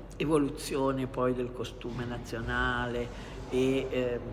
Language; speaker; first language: Italian; native; Italian